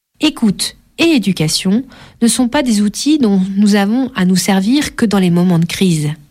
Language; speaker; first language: French; native; French